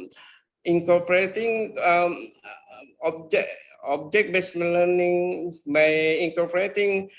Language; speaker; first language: English; non-native, fluent; Indonesian